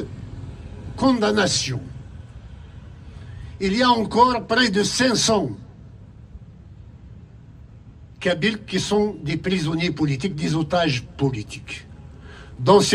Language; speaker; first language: French; non-native, local second language; Kabyle